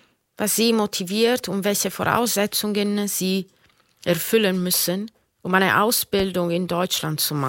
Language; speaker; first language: German; non-native, fluent; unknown